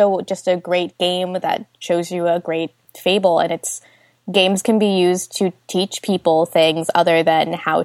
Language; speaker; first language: English; native; English